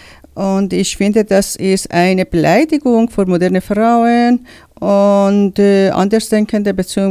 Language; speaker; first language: German; non-native, learner; Persian